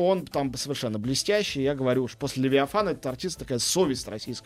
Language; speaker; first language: Russian; native; Russian